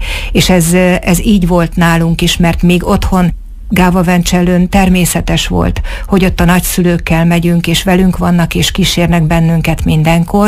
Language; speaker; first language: Hungarian; native; Hungarian